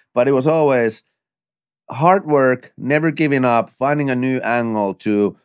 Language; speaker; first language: English; non-native, fluent; Finnish